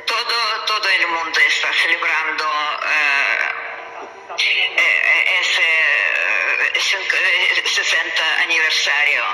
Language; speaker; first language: Spanish; non-native, learner; Russian